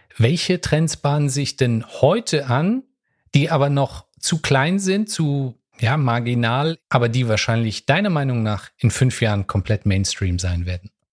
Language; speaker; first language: German; native; German